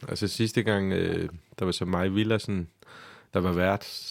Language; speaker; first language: Danish; non-native, fluent; Turkish